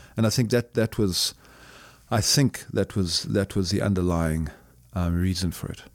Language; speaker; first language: English; native; English